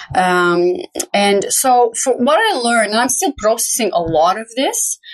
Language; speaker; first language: English; non-native, fluent; Romanian